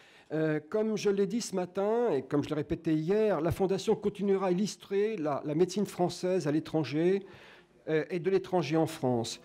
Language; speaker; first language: French; native; French